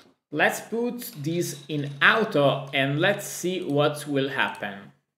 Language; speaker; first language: English; non-native, fluent; Italian